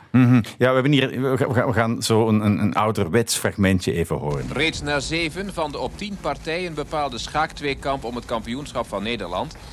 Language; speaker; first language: Dutch; native; Dutch